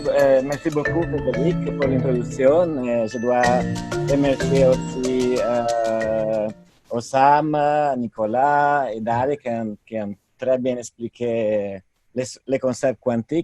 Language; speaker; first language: French; non-native, fluent; Italian